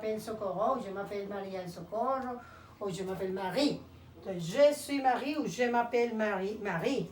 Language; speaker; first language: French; non-native, fluent; Spanish